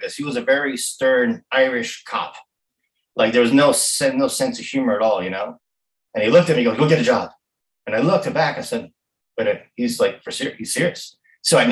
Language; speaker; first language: English; native; English